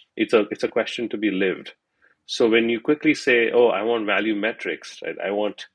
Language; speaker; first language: English; non-native, local second language; Hindi